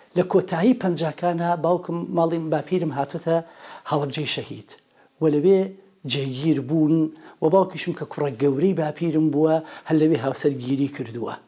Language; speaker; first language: Central Kurdish; native; Central Kurdish